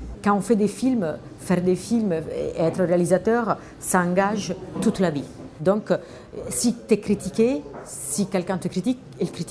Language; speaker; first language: French; non-native, fluent; Italian